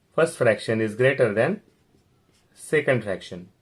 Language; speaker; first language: Hindi; non-native, local second language; Marathi